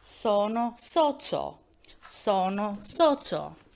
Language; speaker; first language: Italian; non-native, fluent; Albanian